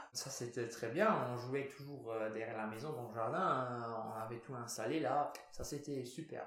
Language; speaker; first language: French; non-native, local second language; Luxembourgish